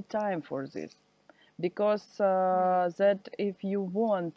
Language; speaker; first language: English; non-native, learner; Russian